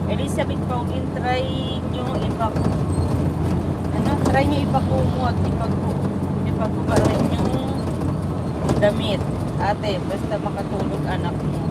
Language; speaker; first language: Filipino; native; Filipino